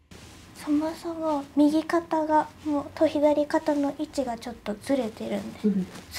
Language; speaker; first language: Japanese; native; Japanese